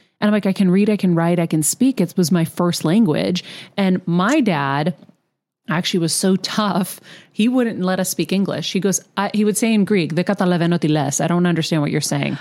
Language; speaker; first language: English; early bilingual, other home language; Greek